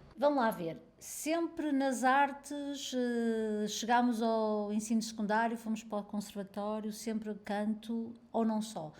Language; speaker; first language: Portuguese; native; Portuguese